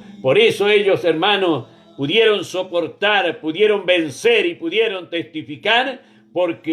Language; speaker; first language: Spanish; native; Spanish